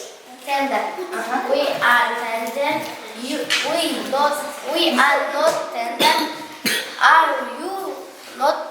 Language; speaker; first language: English; non-native, learner; Kazakh